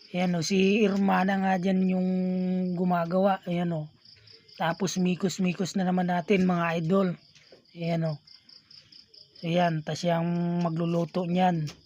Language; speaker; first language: Filipino; non-native, local second language; Bikol